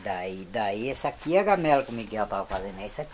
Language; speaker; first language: Portuguese; native; Portuguese